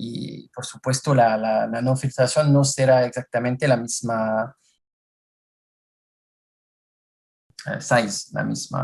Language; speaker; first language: Spanish; non-native, fluent; French